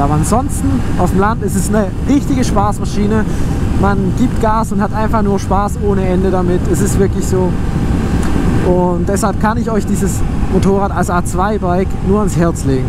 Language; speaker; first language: German; native; German